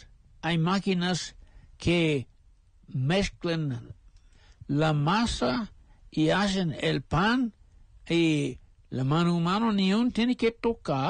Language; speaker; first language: Spanish; non-native, fluent; English